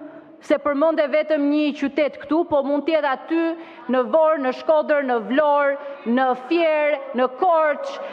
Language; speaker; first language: Albanian; native; Albanian